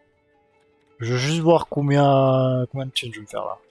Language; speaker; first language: French; native; French